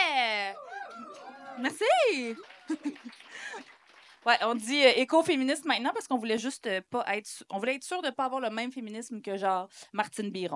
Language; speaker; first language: French; native; French